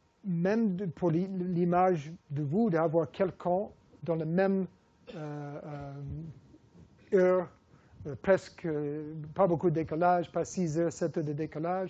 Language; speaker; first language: French; non-native, fluent; English